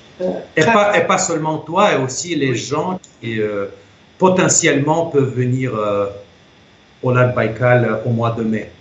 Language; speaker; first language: French; non-native, fluent; Russian